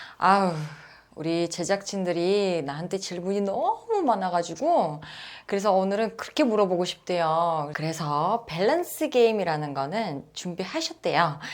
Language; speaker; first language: Korean; non-native, fluent; Uzbek